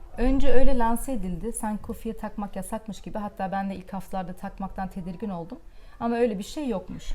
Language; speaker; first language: Turkish; early bilingual, heritage; Turkish